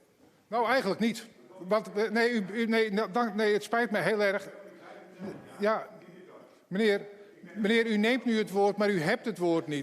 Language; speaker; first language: Dutch; non-native, local second language; Western Frisian